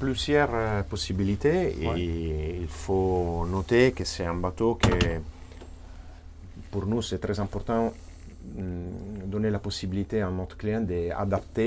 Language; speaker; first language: French; non-native, fluent; Italian